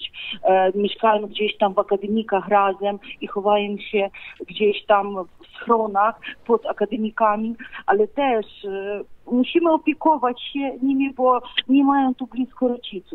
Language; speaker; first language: Polish; non-native, fluent; Ukrainian